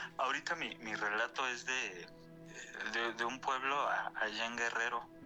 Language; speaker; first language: Spanish; native; Spanish